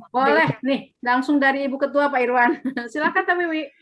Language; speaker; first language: Indonesian; native; Indonesian